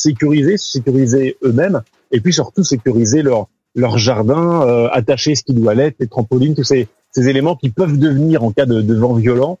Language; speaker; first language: French; native; French